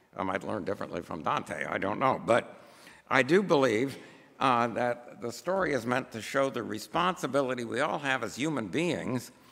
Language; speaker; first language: English; native; English